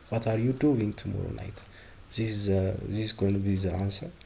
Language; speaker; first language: English; non-native, local second language; Amharic